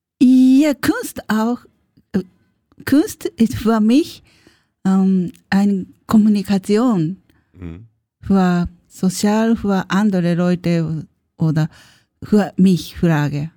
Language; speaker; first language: German; non-native, learner; Japanese